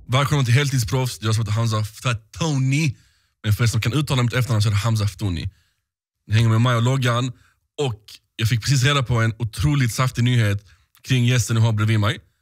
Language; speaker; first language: Swedish; early bilingual, other home language; Arabic